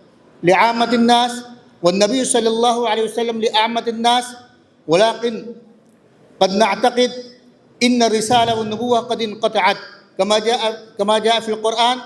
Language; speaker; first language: Arabic; non-native, learner; Urdu